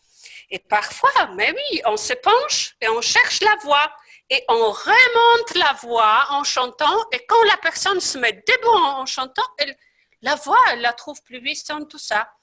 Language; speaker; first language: French; non-native, fluent; Polish